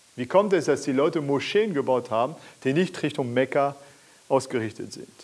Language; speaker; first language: German; non-native, fluent; French